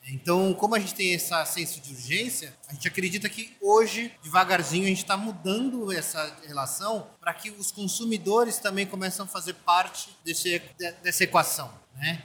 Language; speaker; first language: Portuguese; native; Portuguese